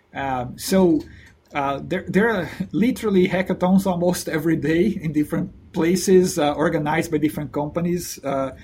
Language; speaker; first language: English; non-native, fluent; Portuguese